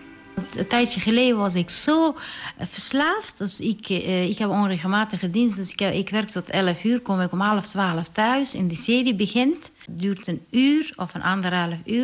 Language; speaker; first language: Dutch; non-native, learner; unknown